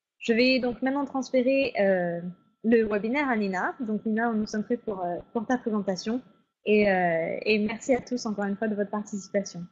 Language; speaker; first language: French; native; French